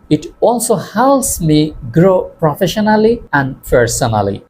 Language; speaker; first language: English; non-native, local second language; Bangla